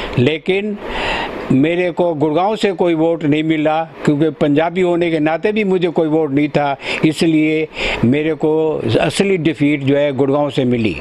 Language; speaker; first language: Hindi; early bilingual, other home language; Punjabi